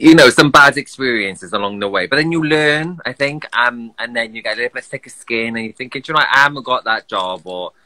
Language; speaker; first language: English; native; English